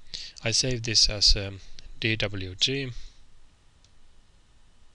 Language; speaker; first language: English; non-native, fluent; Finnish